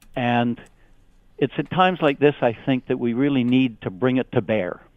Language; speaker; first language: English; native; English